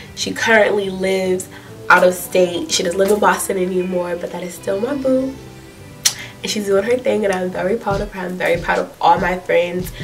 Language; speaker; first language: English; native; English